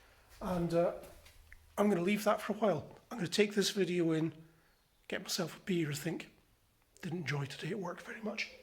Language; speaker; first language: English; native; English